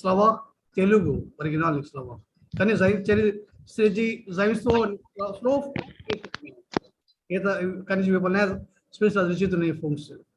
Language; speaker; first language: Russian; native; Russian